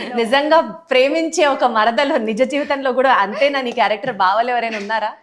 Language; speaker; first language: Telugu; native; Telugu